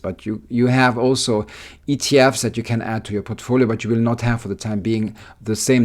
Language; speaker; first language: English; non-native, fluent; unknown